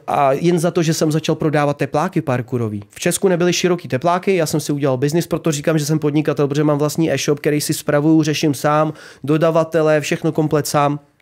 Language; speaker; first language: Czech; early bilingual, other home language; Ukrainian